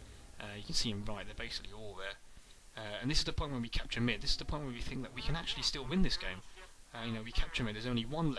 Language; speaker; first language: English; native; English